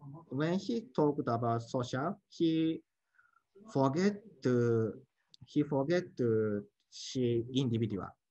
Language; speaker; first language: English; non-native, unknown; Japanese